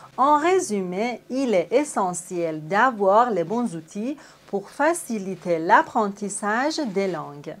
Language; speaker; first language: French; non-native, fluent; Persian